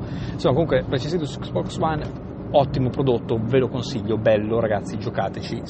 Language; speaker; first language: Italian; native; Italian